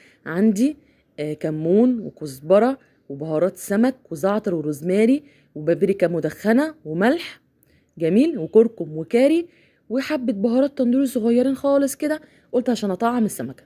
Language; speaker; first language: Arabic; native; Arabic